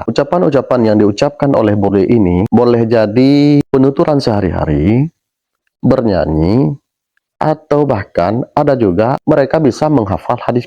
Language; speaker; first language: Indonesian; native; Indonesian